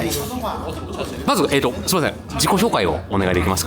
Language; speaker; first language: Japanese; native; Japanese